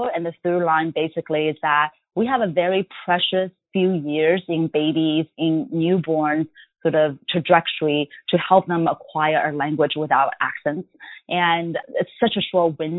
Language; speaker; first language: English; non-native, fluent; Chinese